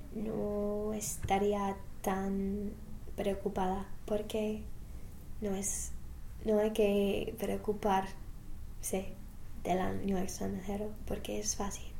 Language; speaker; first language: Spanish; non-native, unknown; English